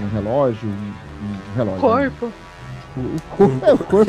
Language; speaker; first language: Portuguese; native; Portuguese